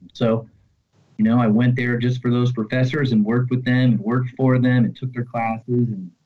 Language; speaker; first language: English; native; English